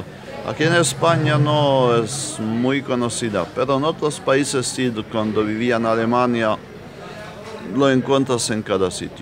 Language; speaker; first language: Spanish; non-native, fluent; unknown